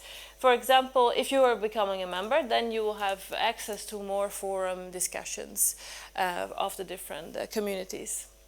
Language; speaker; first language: English; non-native, fluent; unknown